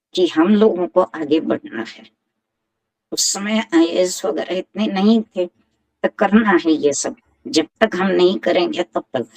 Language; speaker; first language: Hindi; native; Hindi